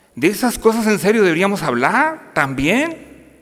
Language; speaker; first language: Spanish; native; Spanish